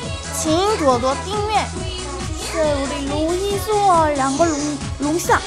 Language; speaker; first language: Chinese; non-native, learner; Korean